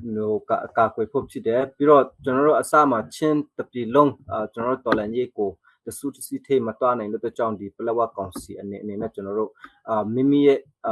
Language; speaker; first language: Burmese; non-native, local second language; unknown